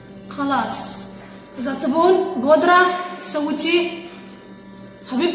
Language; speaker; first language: Arabic; non-native, learner; Amharic